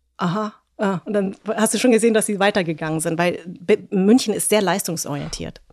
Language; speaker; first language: German; early bilingual, other home language; Vietnamese